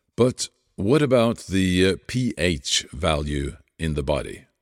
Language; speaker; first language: English; non-native, fluent; Norwegian